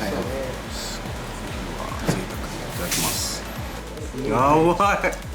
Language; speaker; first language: Japanese; native; Japanese